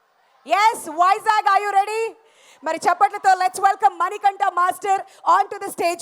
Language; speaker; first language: Telugu; native; Telugu